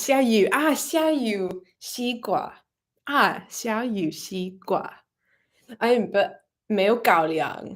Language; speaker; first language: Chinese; non-native, learner; English